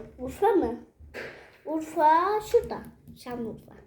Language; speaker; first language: Turkish; native; Turkish